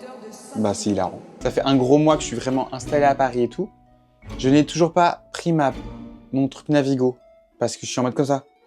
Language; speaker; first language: French; native; French